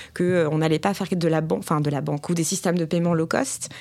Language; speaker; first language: French; native; French